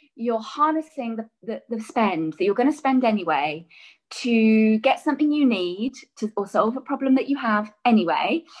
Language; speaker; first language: English; native; English